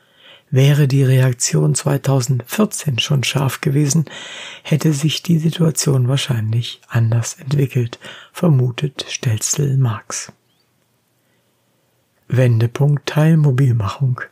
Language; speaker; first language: German; native; German